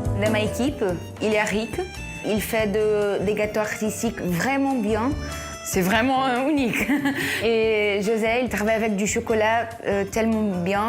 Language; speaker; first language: French; non-native, learner; Portuguese